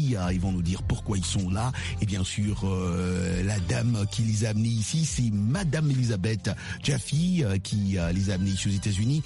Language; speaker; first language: French; non-native, local second language; Lingala